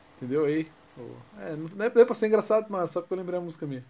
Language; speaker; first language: Portuguese; native; Portuguese